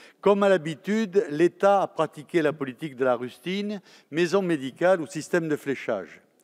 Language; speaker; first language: French; native; French